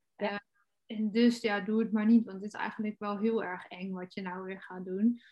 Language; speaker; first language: Dutch; native; Dutch